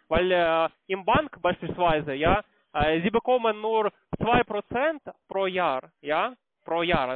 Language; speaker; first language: German; non-native, learner; Russian